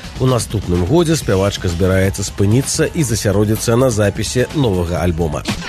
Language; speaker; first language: Belarusian; native; Belarusian